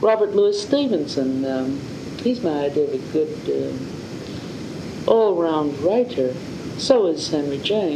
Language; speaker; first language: English; native; English